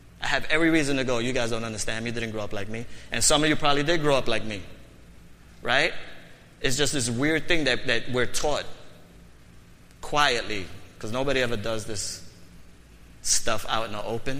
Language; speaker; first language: English; native; English